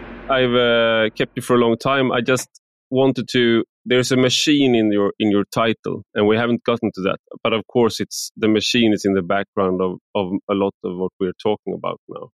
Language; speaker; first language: English; non-native, fluent; Swedish